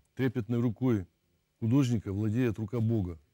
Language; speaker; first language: Russian; native; Russian